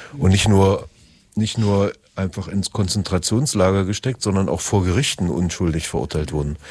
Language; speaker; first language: German; native; German